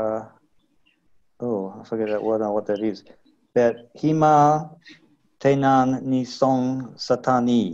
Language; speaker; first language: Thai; non-native, learner; English